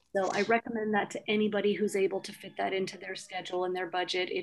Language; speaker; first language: English; native; English